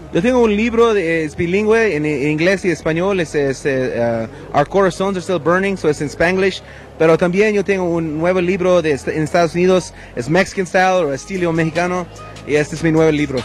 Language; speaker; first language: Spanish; early bilingual, heritage; English